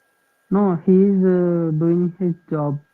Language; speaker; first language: English; non-native, learner; Telugu